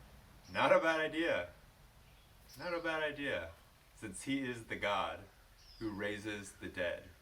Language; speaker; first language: English; native; English